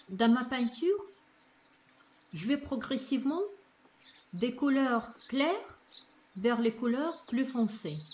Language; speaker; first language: French; non-native, fluent; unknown